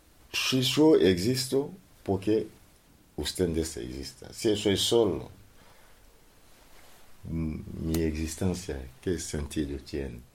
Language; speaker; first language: Spanish; non-native, learner; Lingala